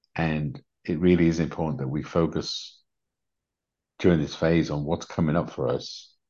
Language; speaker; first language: English; native; English